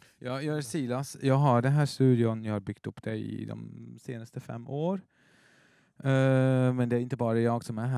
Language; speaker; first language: Swedish; non-native, fluent; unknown